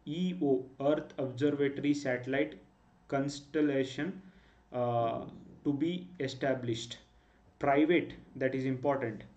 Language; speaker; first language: English; non-native, local second language; Kannada